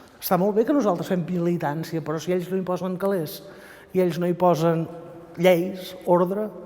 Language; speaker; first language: Catalan; native; Catalan